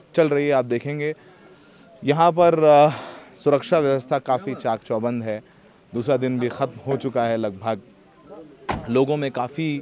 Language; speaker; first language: Hindi; native; Hindi